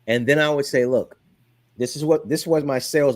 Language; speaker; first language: English; native; English